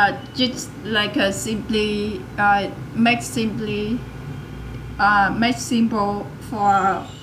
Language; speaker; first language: English; non-native, learner; Vietnamese